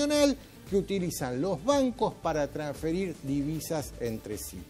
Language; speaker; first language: Spanish; native; Spanish